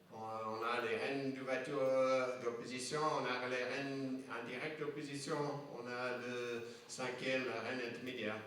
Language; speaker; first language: French; non-native, fluent; English